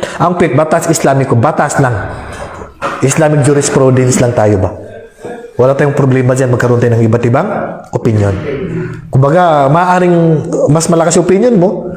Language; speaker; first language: Filipino; non-native, local second language; Maranao